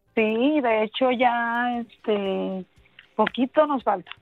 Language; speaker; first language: Spanish; native; Spanish